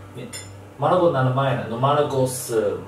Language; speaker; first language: Russian; non-native, learner; Chinese